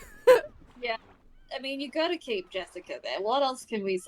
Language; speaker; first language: English; native; English